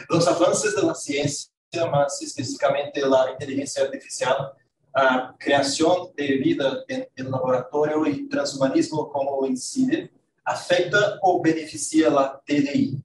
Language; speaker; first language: Spanish; non-native, fluent; Portuguese